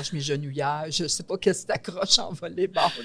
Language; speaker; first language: French; native; French